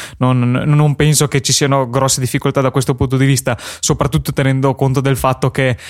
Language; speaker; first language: Italian; native; Italian